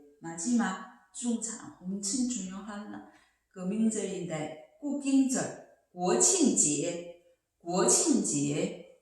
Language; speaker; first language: Korean; non-native, fluent; Chinese